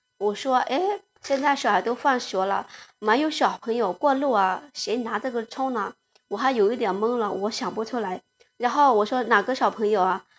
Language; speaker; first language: Chinese; non-native, fluent; Lao